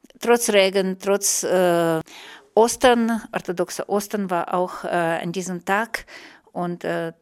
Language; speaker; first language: German; non-native, fluent; Russian